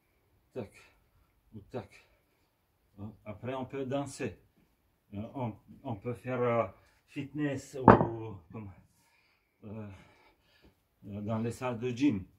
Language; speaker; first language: French; non-native, fluent; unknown